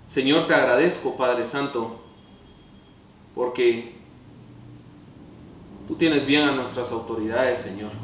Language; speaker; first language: Spanish; native; Spanish